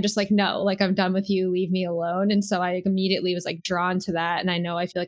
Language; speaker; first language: English; native; English